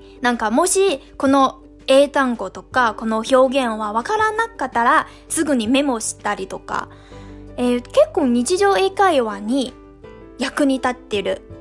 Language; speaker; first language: Japanese; non-native, fluent; Chinese